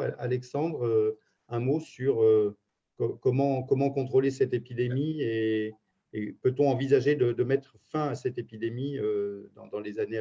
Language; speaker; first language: French; native; French